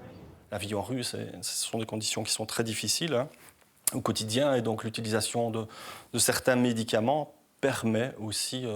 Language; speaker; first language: French; native; French